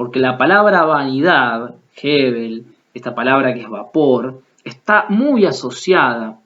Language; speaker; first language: Spanish; native; Spanish